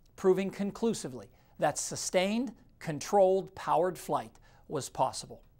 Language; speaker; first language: English; native; English